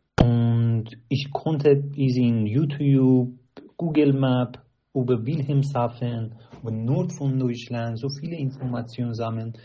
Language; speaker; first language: German; non-native, fluent; Persian